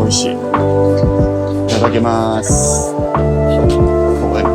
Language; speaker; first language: Japanese; non-native, learner; English